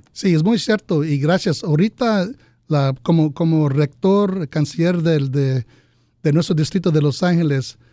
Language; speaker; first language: Spanish; early bilingual, heritage; Spanish